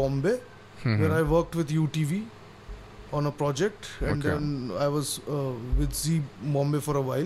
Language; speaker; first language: English; non-native, local second language; Bangla